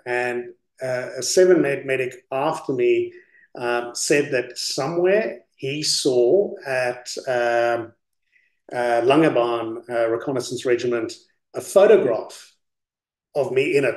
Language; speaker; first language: English; early bilingual, other home language; Afrikaans